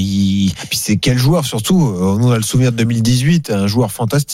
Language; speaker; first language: French; native; French